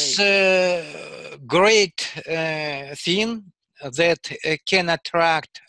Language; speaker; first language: English; non-native, learner; Russian